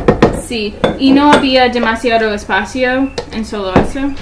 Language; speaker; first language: Spanish; non-native, learner; English